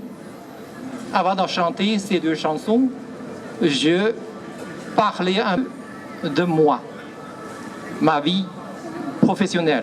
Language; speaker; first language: French; non-native, fluent; Chinese